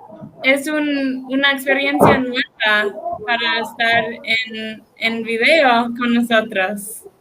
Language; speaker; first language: Spanish; non-native, learner; English